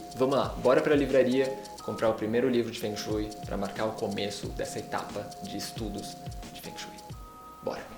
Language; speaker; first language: Portuguese; native; Portuguese